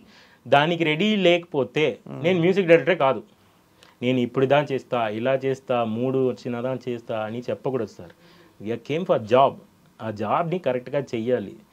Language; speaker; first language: Telugu; non-native, fluent; Tamil